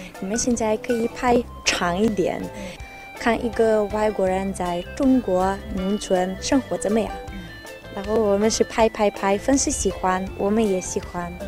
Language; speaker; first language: Chinese; non-native, fluent; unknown